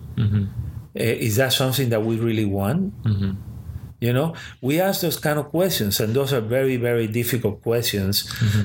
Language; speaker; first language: English; early bilingual, other home language; Spanish